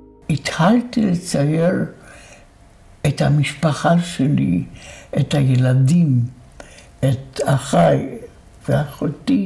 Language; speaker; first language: Hebrew; non-native, fluent; Polish